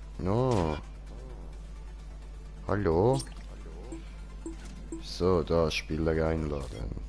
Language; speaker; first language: German; native; German